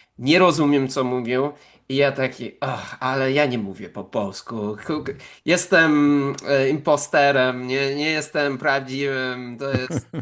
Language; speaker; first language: Polish; non-native, fluent; English